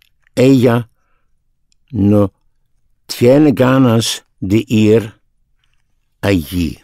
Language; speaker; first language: Spanish; non-native, fluent; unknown